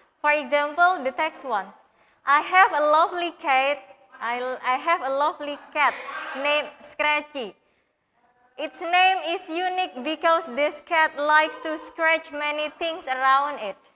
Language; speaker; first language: English; non-native, fluent; Indonesian